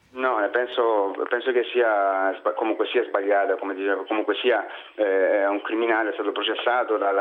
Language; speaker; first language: Italian; non-native, fluent; Portuguese